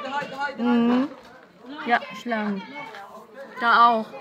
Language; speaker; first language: German; native; German